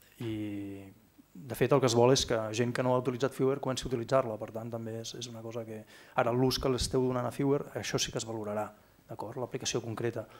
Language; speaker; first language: Catalan; native; Catalan